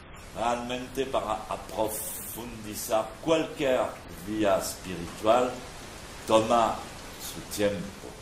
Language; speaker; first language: Spanish; non-native, fluent; French